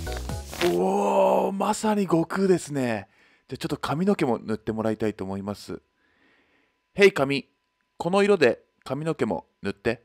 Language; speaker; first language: Japanese; native; Japanese